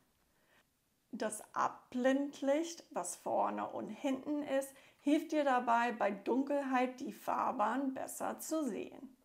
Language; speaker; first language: German; non-native, fluent; English